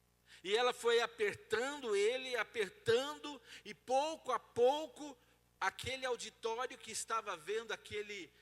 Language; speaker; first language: Portuguese; native; Portuguese